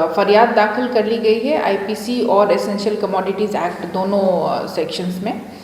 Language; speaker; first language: Hindi; non-native, local second language; Gujarati